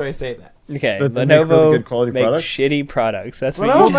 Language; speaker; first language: English; native; English